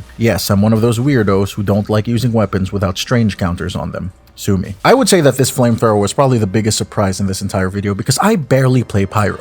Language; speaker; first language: English; native; English